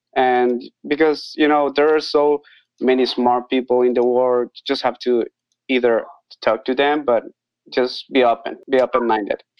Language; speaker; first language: English; non-native, learner; Spanish